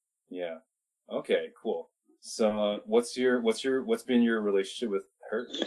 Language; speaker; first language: English; early bilingual, other home language; Chinese